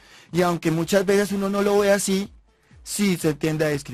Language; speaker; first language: Spanish; native; Spanish